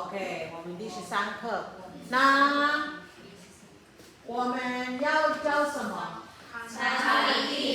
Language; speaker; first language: Chinese; non-native, fluent; Filipino